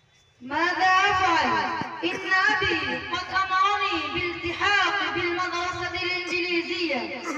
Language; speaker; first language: Arabic; non-native, learner; Urdu